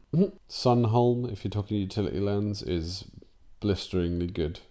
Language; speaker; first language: English; native; English